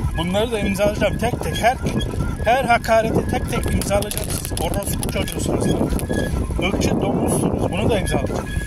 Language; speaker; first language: Turkish; early bilingual, heritage; Turkish